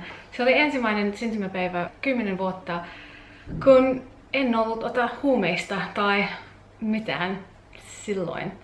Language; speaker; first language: Finnish; non-native, learner; English